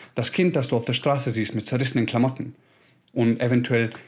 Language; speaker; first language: German; early bilingual, other home language; Croatian